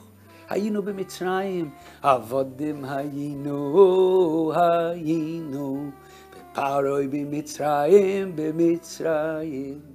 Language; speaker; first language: Hebrew; non-native, fluent; Russian